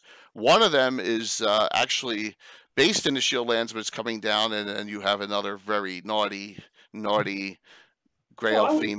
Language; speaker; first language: English; native; English